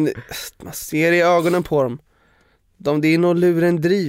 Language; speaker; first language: Swedish; native; Swedish